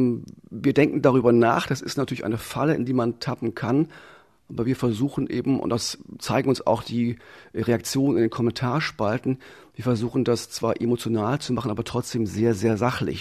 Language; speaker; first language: German; native; German